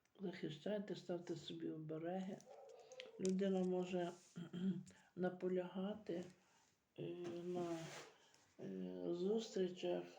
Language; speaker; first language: Ukrainian; native; Ukrainian